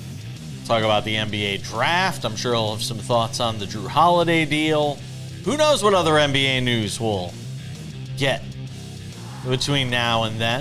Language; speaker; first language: English; native; English